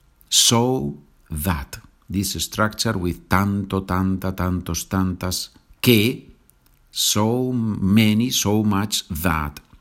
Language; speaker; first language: English; non-native, fluent; Spanish